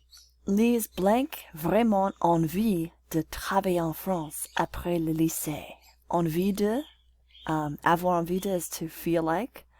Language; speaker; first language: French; non-native, fluent; English